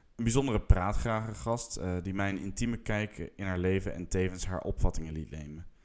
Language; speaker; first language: English; non-native, fluent; Dutch